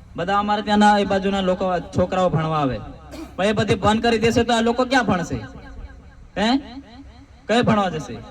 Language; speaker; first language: Gujarati; non-native, local second language; Rathawi